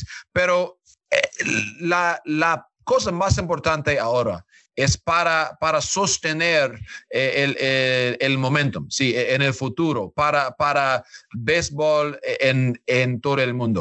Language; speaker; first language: Spanish; non-native, learner; English